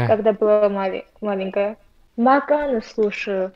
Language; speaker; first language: Russian; non-native, learner; Armenian